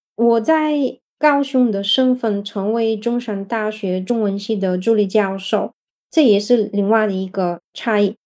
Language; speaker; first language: Chinese; non-native, fluent; Bulgarian